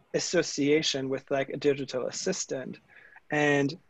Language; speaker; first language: English; non-native, fluent; German